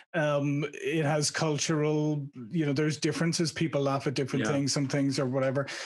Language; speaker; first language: English; native; English